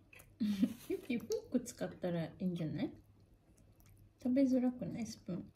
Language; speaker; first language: Japanese; native; Japanese